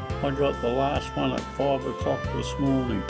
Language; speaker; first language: English; native; English